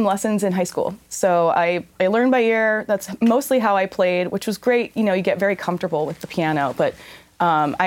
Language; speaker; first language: English; native; English